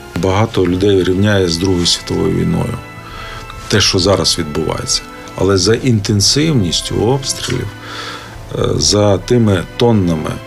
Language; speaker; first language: Ukrainian; native; Ukrainian